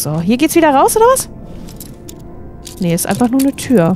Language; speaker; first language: German; native; German